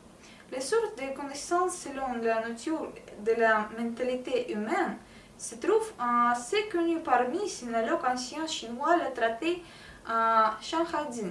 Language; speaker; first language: French; non-native, learner; Russian